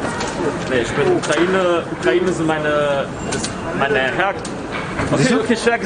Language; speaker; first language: German; early bilingual, other home language; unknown